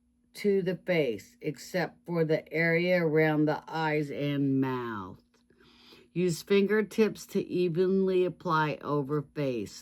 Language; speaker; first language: English; native; English